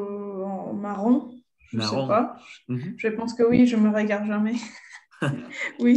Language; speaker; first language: French; non-native, fluent; Spanish